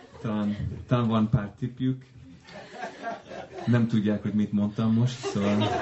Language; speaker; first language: Hungarian; non-native, fluent; English